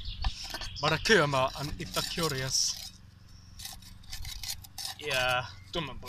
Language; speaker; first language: Welsh; non-native, learner; English